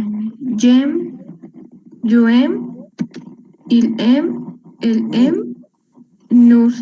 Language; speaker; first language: French; non-native, learner; Spanish